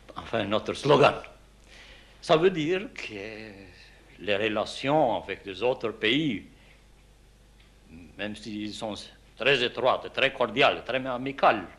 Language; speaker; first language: French; non-native, fluent; Albanian